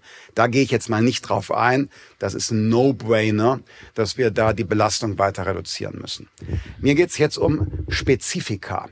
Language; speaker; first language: German; native; German